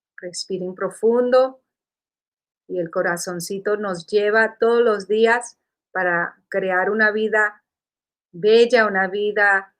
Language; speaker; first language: Spanish; early bilingual, heritage; Spanish